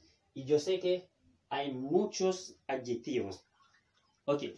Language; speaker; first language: Spanish; non-native, fluent; Haitian Creole